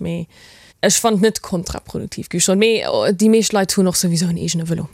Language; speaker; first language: Luxembourgish; early bilingual, heritage; Luxembourgish